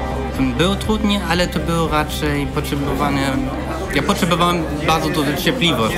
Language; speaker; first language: Polish; non-native, learner; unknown